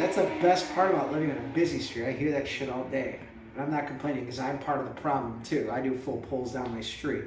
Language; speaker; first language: English; native; English